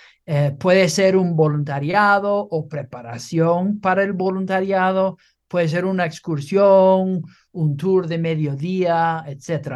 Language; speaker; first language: Spanish; non-native, fluent; English